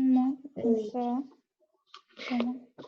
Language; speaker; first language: French; non-native, learner; Spanish